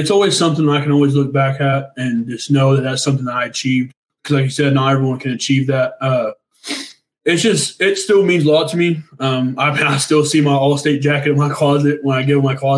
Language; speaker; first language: English; native; English